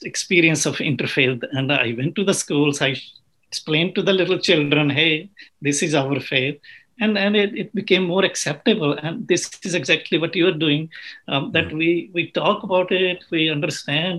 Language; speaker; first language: English; non-native, local second language; Punjabi